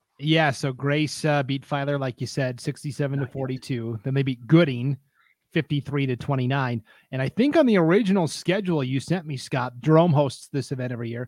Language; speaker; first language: English; native; English